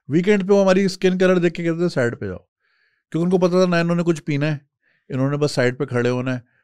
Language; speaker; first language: Urdu; native; Urdu